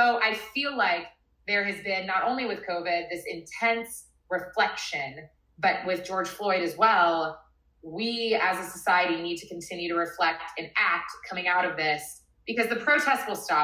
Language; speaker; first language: English; native; English